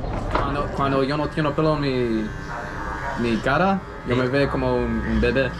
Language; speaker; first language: Spanish; non-native, learner; English